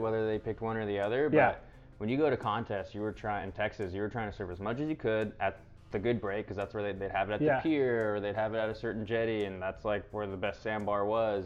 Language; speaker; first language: English; native; English